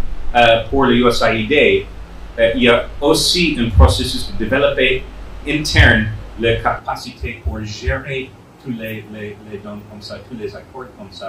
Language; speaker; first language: French; non-native, fluent; English